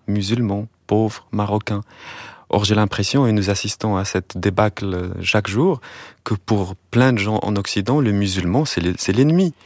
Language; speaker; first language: French; non-native, local second language; Arabic